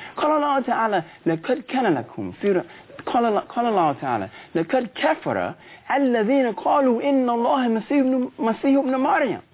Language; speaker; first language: Arabic; non-native, learner; English